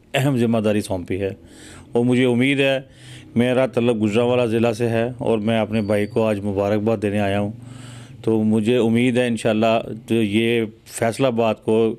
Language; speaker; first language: Urdu; non-native, local second language; Punjabi